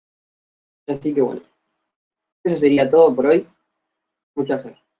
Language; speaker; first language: Spanish; native; Spanish